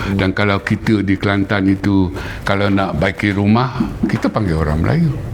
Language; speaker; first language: Malay; non-native, local second language; Min Nan Chinese